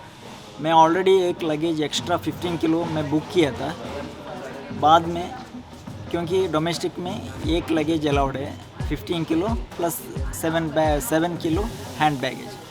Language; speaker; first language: Hindi; non-native, local second language; Tulu